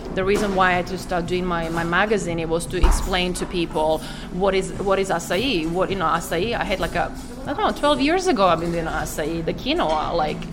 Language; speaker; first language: English; non-native, fluent; Croatian